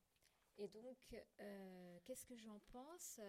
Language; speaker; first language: French; native; French